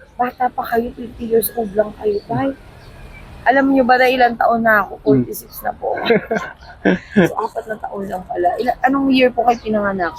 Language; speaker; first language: Filipino; native; Filipino